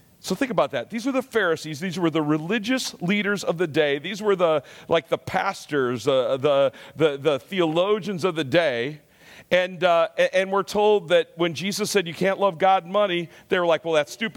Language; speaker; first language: English; native; English